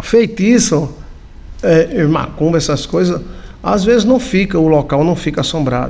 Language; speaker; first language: Portuguese; native; Portuguese